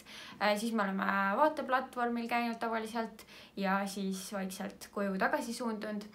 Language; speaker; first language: Estonian; native; Estonian